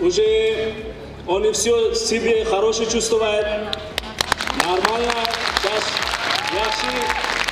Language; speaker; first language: Russian; non-native, learner; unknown